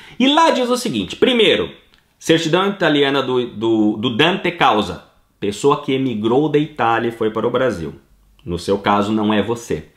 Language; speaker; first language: Portuguese; native; Portuguese